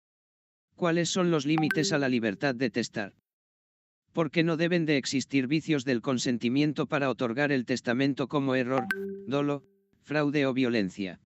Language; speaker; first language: Spanish; native; Spanish